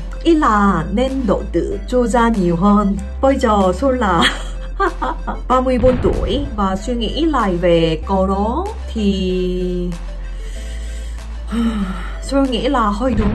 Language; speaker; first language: Vietnamese; non-native, fluent; Korean